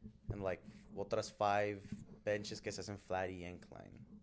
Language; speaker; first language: Spanish; early bilingual, heritage; Spanish